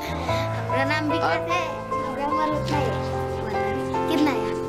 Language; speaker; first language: Hindi; non-native, local second language; Nepali